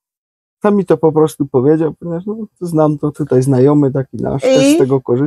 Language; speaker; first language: Polish; native; Polish